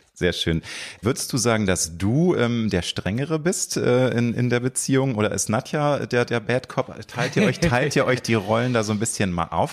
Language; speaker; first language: German; native; German